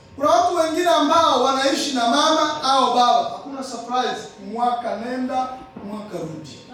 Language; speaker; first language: Swahili; non-native, local second language; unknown